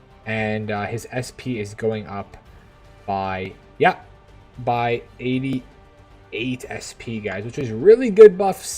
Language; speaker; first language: English; native; English